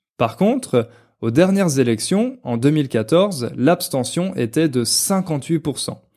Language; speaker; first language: French; native; French